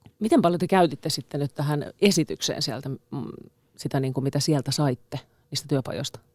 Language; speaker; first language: Finnish; native; Finnish